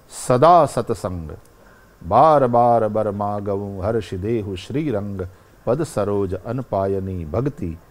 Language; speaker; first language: Hindi; non-native, local second language; Gujarati